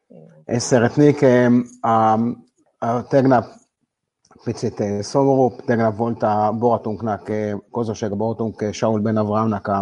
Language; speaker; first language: Hungarian; non-native, learner; Hebrew